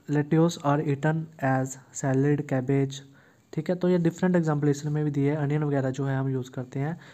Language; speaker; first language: Hindi; native; Hindi